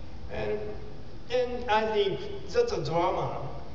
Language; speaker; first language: English; non-native, learner; Japanese